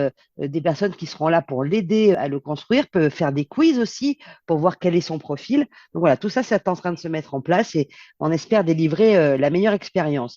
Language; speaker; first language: French; native; French